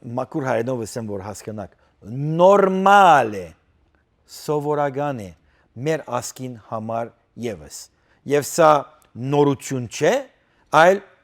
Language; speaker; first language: Armenian; early bilingual, heritage; Armenian